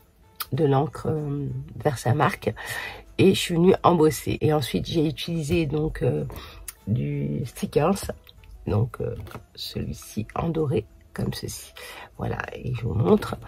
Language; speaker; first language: French; native; French